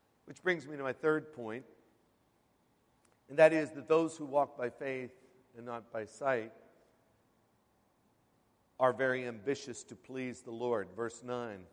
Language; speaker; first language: English; native; English